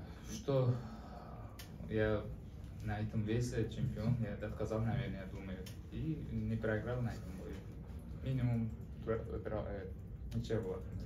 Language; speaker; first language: Russian; non-native, learner; Uzbek